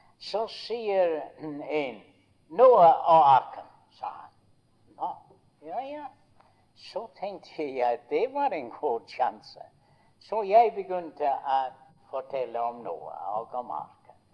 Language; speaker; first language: Norwegian; early bilingual, heritage; Norwegian